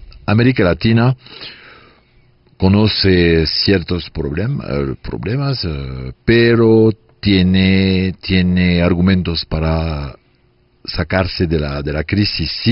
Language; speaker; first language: Spanish; non-native, fluent; French